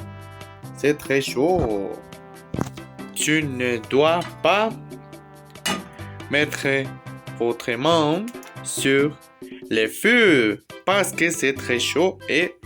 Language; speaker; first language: French; non-native, learner; Spanish